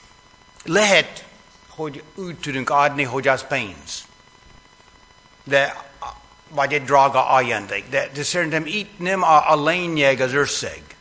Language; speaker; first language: Hungarian; non-native, fluent; English